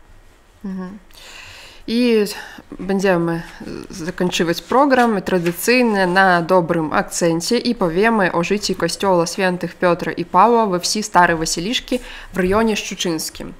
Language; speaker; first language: Polish; non-native, fluent; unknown